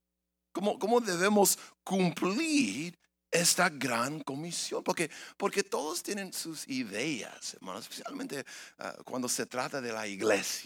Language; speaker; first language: Spanish; early bilingual, heritage; English